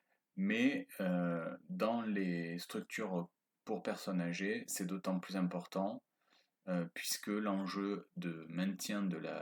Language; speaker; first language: French; native; French